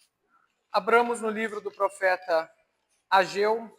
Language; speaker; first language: Portuguese; native; Portuguese